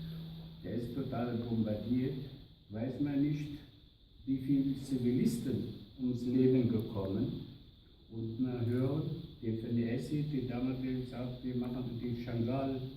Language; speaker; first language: German; non-native, learner; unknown